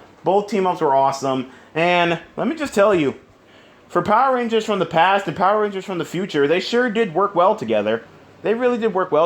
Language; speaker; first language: English; native; English